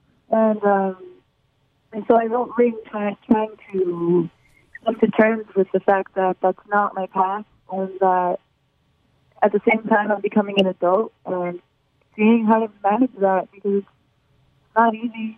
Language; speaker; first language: English; early bilingual, other home language; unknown